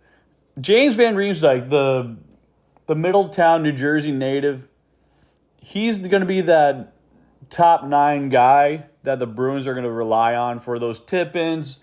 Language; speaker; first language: English; native; English